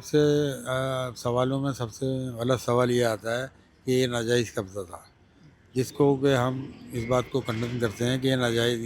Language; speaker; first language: Hindi; native; Hindi